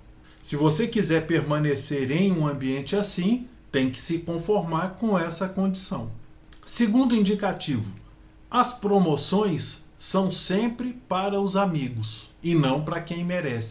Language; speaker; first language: Portuguese; native; Portuguese